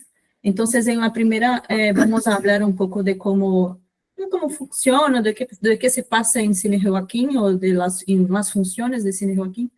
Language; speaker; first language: Spanish; non-native, fluent; Portuguese